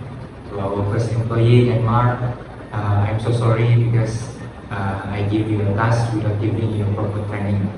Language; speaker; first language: English; non-native, fluent; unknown